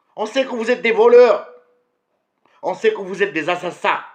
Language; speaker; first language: French; non-native, local second language; Arabic